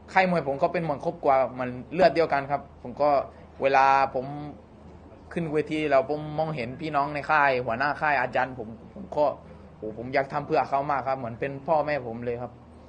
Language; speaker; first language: Thai; non-native, fluent; Spanish